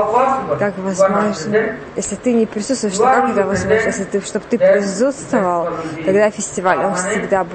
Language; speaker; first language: Russian; non-native, learner; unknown